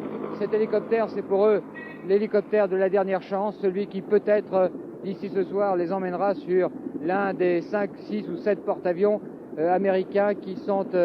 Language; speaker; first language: French; native; French